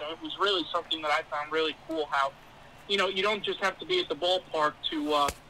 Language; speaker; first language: English; native; English